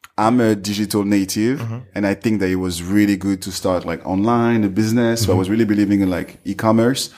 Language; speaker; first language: English; non-native, fluent; French